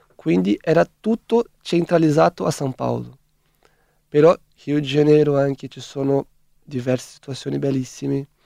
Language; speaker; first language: Italian; non-native, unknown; Portuguese